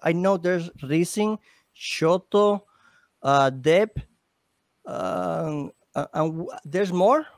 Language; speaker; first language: English; non-native, learner; Spanish